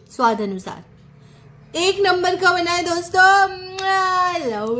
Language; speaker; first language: Hindi; non-native, local second language; Bangla